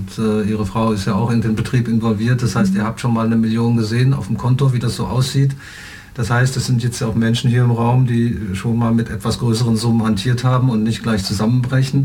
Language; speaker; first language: German; native; German